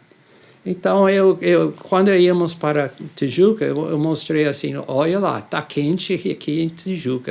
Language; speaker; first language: Portuguese; non-native, fluent; English